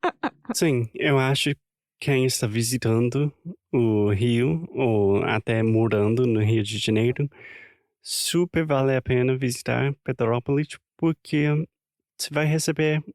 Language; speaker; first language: Portuguese; non-native, fluent; English